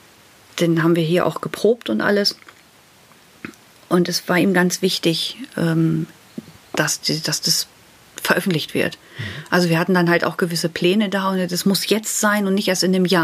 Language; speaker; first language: German; native; German